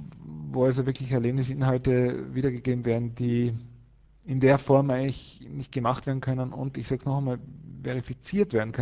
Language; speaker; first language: German; native; German